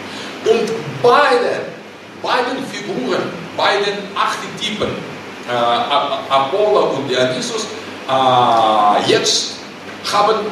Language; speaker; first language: German; non-native, learner; Russian